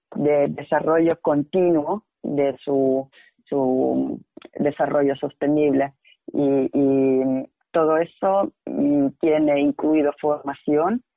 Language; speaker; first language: Spanish; non-native, fluent; Finnish